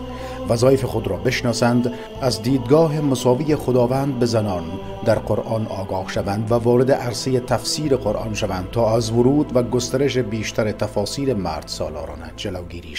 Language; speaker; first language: Persian; native; Persian